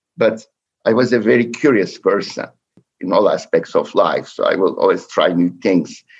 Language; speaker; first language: English; non-native, fluent; Turkish